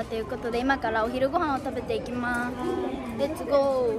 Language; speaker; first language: Japanese; native; Japanese